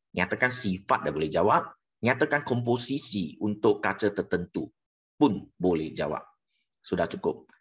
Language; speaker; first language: Malay; non-native, local second language; Chinese